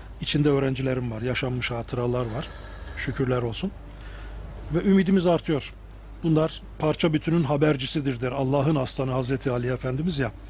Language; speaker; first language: Turkish; native; Turkish